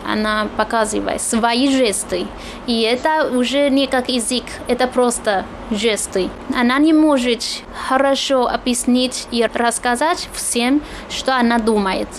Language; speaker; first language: Russian; non-native, fluent; Chinese